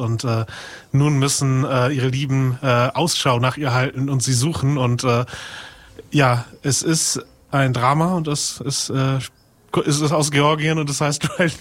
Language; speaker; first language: German; native; German